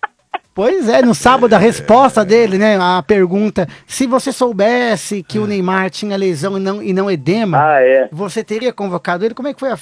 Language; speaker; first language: Portuguese; native; Portuguese